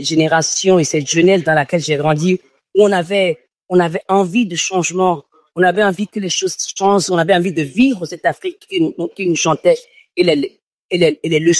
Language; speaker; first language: French; non-native, local second language; Fon